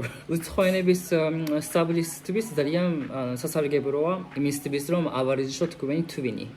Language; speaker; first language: Georgian; non-native, fluent; Japanese